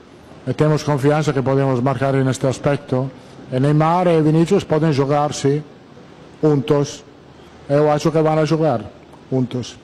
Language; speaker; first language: Portuguese; non-native, learner; Italian